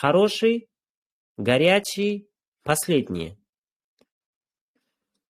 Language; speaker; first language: Russian; non-native, fluent; Uzbek